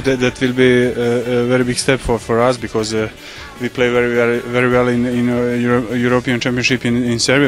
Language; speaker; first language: English; non-native, learner; Serbian